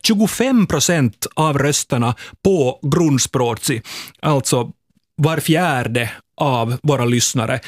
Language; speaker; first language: Swedish; native; Swedish